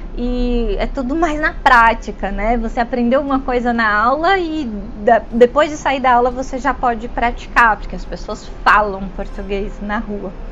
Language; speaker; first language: Portuguese; native; Portuguese